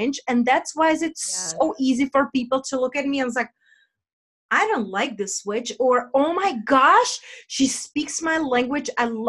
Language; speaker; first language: English; non-native, fluent; Czech